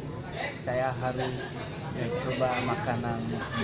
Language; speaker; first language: Indonesian; non-native, learner; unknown